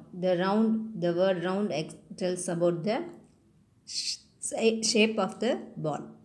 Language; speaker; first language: English; non-native, local second language; Tamil